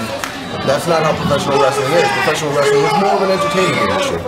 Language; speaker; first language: English; native; English